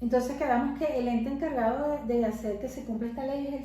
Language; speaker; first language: Spanish; native; Spanish